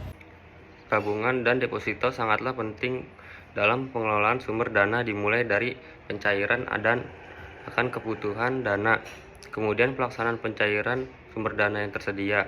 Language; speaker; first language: Indonesian; native; Indonesian